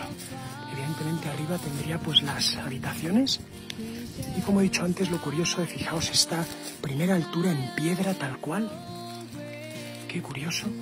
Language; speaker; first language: Spanish; native; Spanish